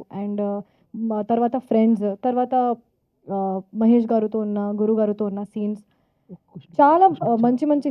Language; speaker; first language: Telugu; non-native, fluent; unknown